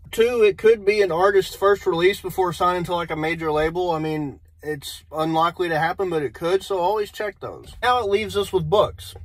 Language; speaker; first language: English; native; English